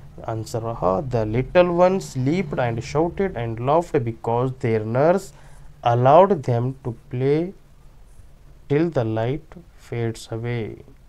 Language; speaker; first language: English; non-native, local second language; Urdu